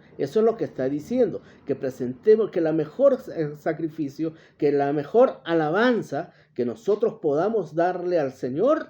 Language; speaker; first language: Spanish; native; Spanish